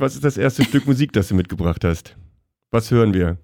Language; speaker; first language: German; native; German